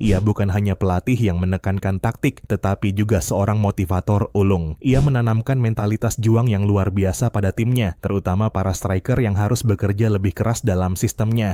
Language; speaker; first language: Indonesian; native; Indonesian